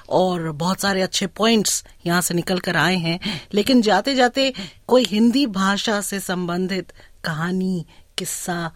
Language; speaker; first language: Hindi; native; Hindi